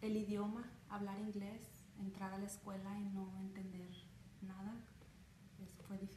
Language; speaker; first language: Spanish; early bilingual, other home language; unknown